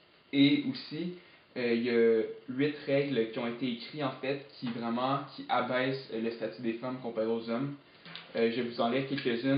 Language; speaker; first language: French; native; French